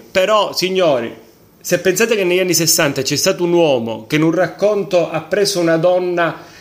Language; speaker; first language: Italian; native; Italian